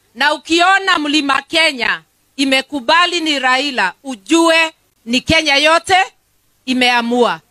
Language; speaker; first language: Swahili; non-native, local second language; Kikuyu